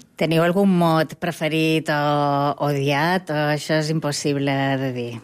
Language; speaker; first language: Catalan; native; Catalan